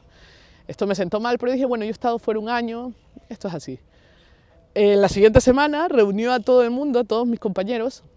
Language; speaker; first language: Spanish; native; Spanish